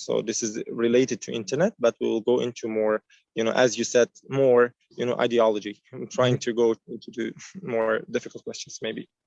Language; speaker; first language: English; non-native, fluent; Uzbek